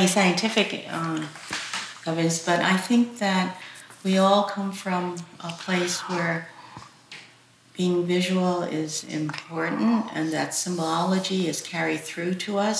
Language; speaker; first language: English; early bilingual, other home language; Chinese